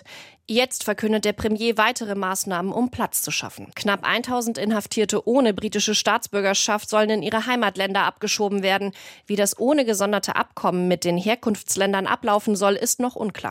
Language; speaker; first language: German; native; German